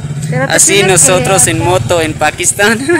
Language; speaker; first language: Spanish; non-native, learner; Hindi